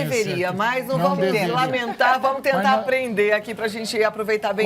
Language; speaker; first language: Portuguese; native; Portuguese